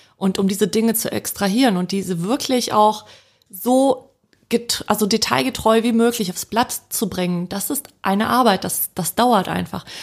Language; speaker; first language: German; early bilingual, other home language; Polish